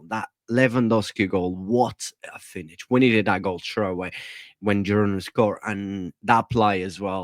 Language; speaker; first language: English; non-native, fluent; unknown